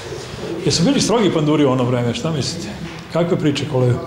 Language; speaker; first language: Bosnian; native; Bosnian